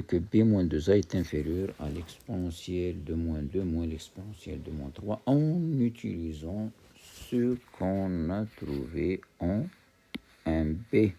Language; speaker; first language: French; non-native, local second language; Arabic